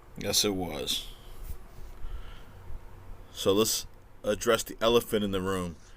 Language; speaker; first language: English; native; English